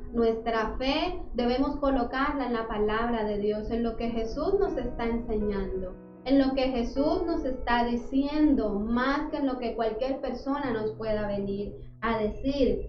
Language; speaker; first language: Spanish; native; Spanish